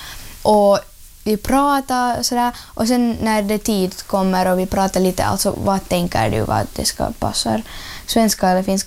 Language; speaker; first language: Swedish; non-native, learner; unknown